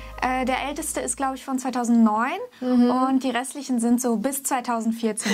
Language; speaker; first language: German; native; German